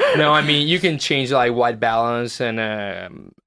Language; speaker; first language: English; non-native, fluent; Italian